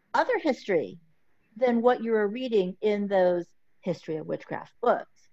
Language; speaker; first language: English; early bilingual, other home language; Filipino